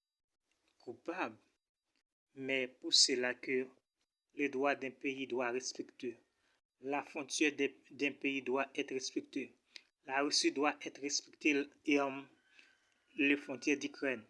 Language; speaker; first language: French; non-native, local second language; Haitian Creole